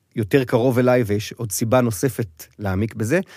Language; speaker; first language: Hebrew; native; Hebrew